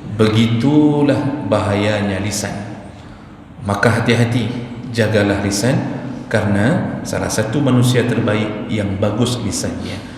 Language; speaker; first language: Malay; non-native, local second language; Achinese